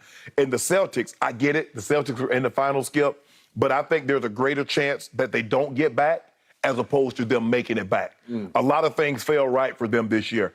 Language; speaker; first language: English; native; English